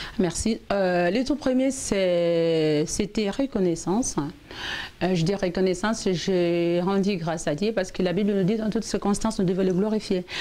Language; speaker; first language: French; non-native, local second language; Lingala